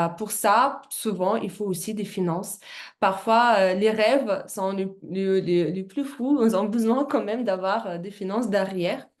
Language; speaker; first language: French; non-native, fluent; Russian